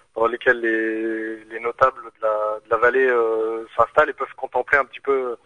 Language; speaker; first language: French; native; French